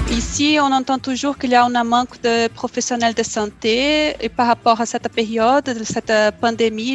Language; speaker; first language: French; non-native, fluent; Portuguese